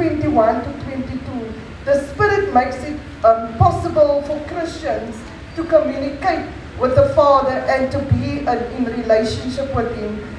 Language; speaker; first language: English; non-native, local second language; Afrikaans